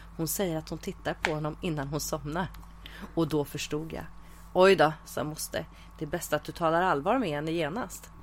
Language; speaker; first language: Swedish; native; Swedish